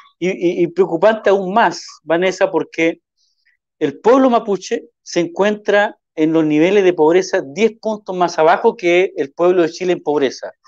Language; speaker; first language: Spanish; native; Spanish